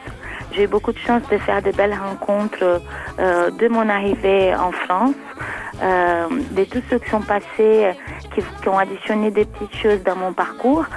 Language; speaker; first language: French; non-native, fluent; Portuguese